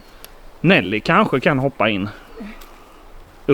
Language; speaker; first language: Swedish; native; Swedish